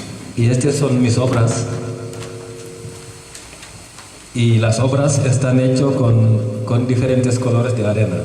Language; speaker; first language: Spanish; non-native, fluent; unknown